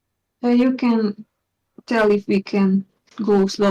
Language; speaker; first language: English; non-native, learner; Hungarian